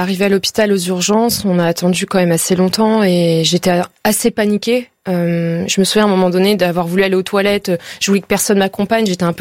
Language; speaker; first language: French; native; French